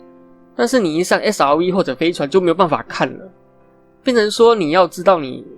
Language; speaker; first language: Chinese; native; Chinese